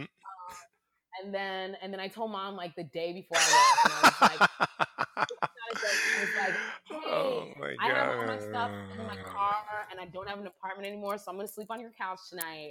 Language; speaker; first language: English; native; English